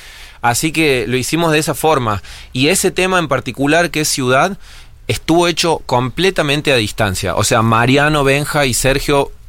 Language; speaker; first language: Spanish; native; Spanish